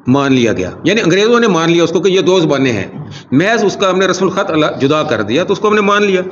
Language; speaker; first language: Urdu; non-native, local second language; Punjabi